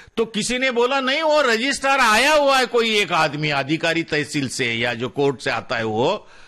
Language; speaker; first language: Hindi; non-native, local second language; Marathi